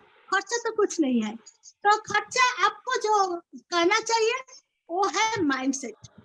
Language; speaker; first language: Hindi; non-native, local second language; Bangla